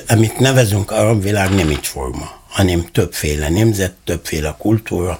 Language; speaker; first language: Hungarian; non-native, fluent; Arabic